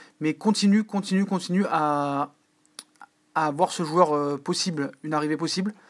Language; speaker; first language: French; native; French